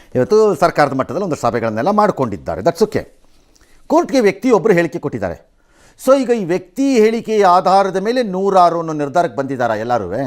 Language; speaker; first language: Kannada; native; Kannada